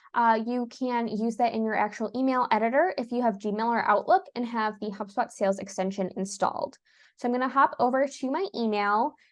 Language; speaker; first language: English; native; English